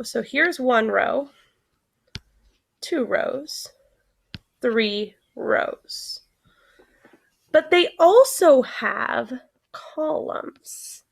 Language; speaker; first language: English; native; English